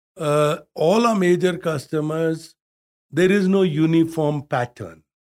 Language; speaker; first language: English; non-native, local second language; Hindi